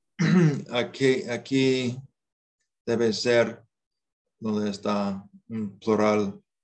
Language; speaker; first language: Spanish; non-native, fluent; English